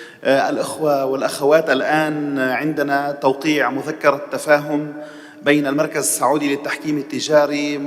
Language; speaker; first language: Arabic; native; Arabic